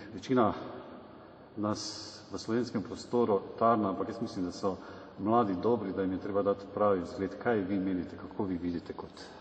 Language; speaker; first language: Slovenian; native; Slovenian